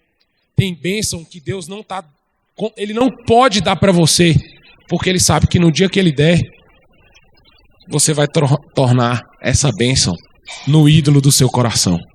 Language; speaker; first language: Portuguese; native; Portuguese